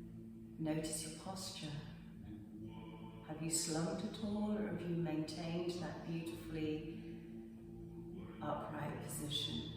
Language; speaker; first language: English; native; English